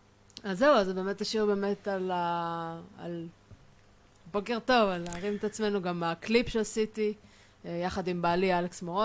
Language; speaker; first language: Hebrew; native; Hebrew